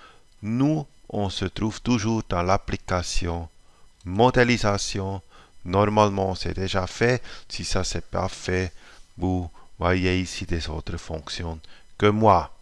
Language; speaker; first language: French; non-native, local second language; German